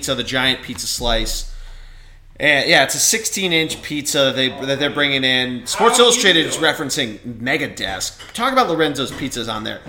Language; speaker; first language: English; native; English